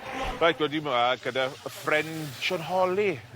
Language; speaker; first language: Welsh; non-native, learner; English